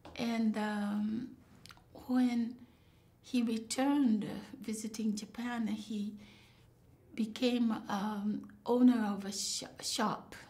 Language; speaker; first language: English; non-native, local second language; Japanese